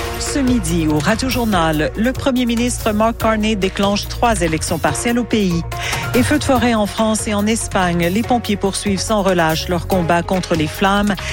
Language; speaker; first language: French; native; French